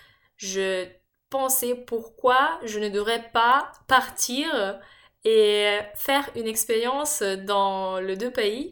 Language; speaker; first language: French; non-native, fluent; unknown